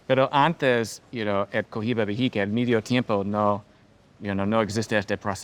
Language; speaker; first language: Spanish; non-native, learner; English